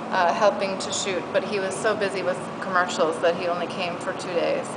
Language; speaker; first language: English; native; English